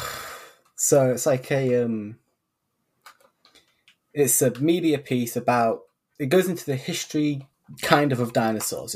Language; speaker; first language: English; native; English